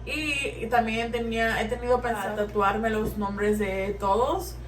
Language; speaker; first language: Spanish; early bilingual, heritage; Spanish